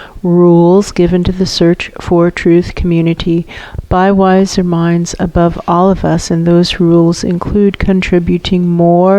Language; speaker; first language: English; native; English